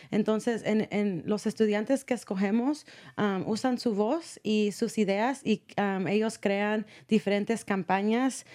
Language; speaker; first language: Spanish; early bilingual, heritage; Spanish